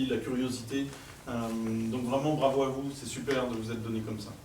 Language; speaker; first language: French; native; French